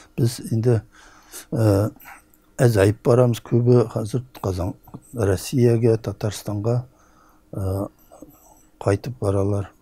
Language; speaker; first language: Tatar; early bilingual, heritage; Tatar